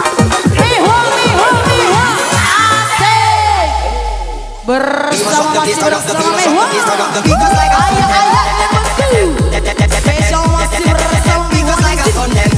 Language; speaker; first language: Indonesian; native; Indonesian